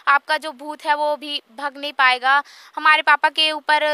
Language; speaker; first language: Hindi; native; Hindi